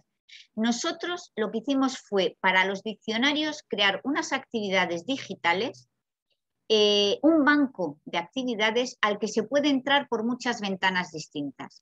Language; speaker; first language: Spanish; native; Spanish